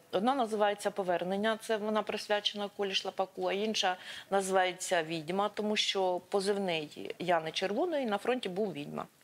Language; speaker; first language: Ukrainian; non-native, local second language; Russian